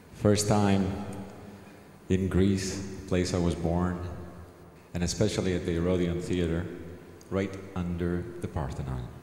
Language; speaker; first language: English; non-native, fluent; Greek